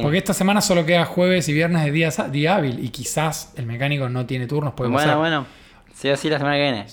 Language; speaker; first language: Spanish; native; Spanish